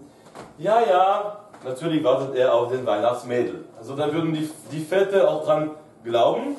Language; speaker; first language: German; non-native, fluent; French